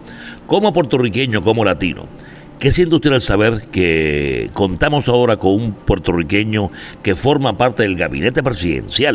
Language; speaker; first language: Spanish; native; Spanish